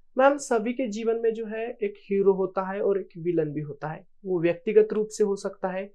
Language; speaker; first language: Hindi; native; Hindi